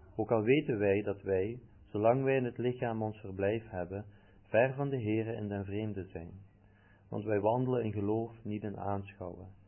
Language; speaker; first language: Dutch; native; Dutch